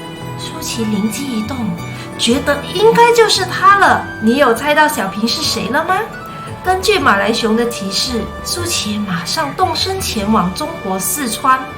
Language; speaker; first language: Chinese; native; Chinese